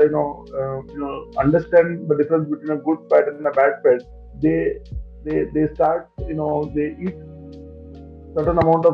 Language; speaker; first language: English; non-native, local second language; Gujarati